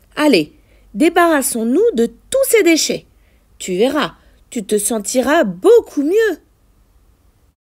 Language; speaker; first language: French; native; French